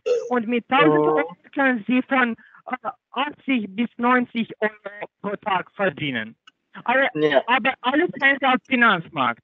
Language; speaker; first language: German; non-native, learner; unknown